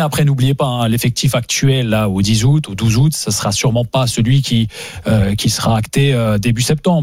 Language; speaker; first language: French; native; French